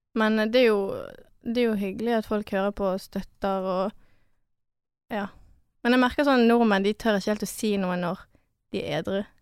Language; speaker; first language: Norwegian; early bilingual, other home language; French